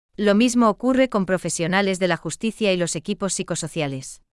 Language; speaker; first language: Spanish; non-native, fluent; German